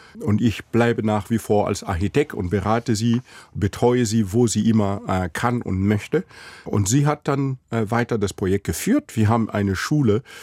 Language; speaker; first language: German; non-native, fluent; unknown